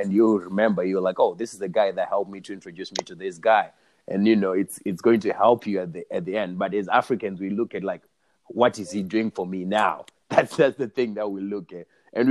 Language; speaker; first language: English; non-native, local second language; Shona